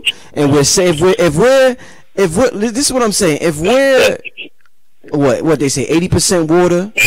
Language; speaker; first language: English; native; English